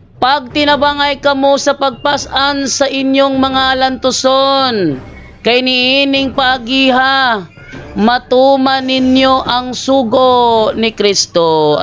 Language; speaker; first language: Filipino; non-native, local second language; Cebuano